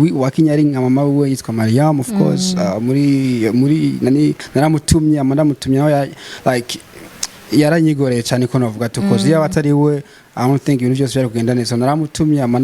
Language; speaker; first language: Rundi; early bilingual, heritage; Rundi